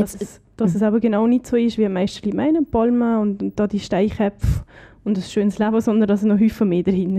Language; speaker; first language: German; native; German